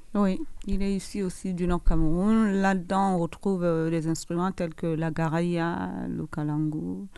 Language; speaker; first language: French; non-native, local second language; Fula